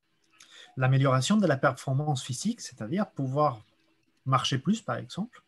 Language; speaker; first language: French; native; French